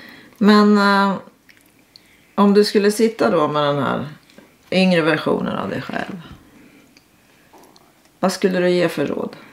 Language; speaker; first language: Swedish; native; Swedish